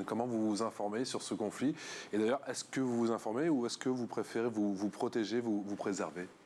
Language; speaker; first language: French; native; French